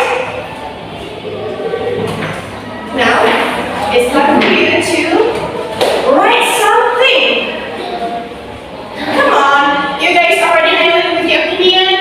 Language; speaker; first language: English; non-native, fluent; Indonesian